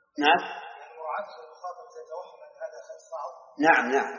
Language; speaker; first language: Arabic; native; Arabic